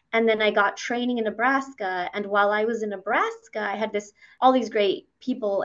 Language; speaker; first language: English; early bilingual, other home language; Spanish